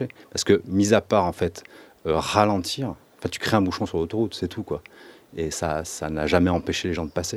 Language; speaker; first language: French; native; French